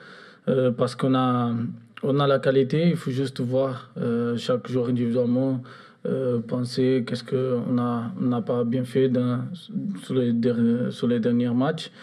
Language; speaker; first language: French; non-native, fluent; Portuguese